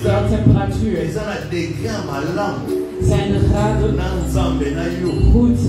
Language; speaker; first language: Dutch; non-native, fluent; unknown